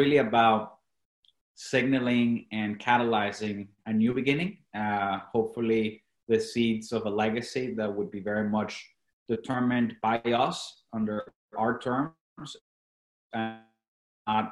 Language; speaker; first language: English; non-native, fluent; Spanish